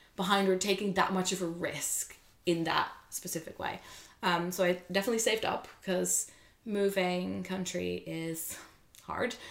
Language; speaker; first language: English; non-native, fluent; Dutch